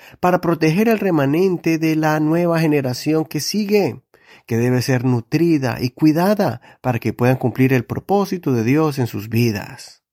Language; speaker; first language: Spanish; native; Spanish